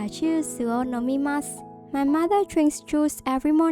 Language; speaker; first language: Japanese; non-native, fluent; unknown